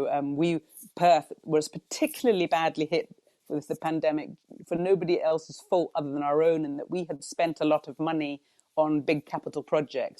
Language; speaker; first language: English; native; English